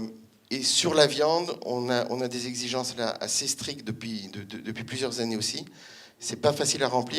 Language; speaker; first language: French; native; French